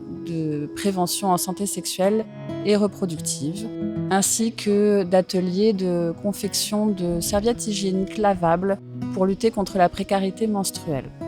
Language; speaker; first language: French; native; French